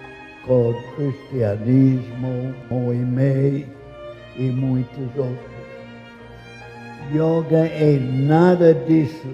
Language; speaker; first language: Portuguese; non-native, learner; English